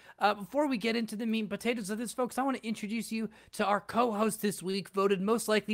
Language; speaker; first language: English; native; English